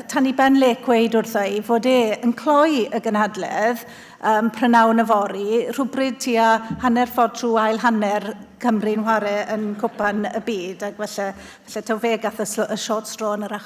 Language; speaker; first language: Welsh; native; Welsh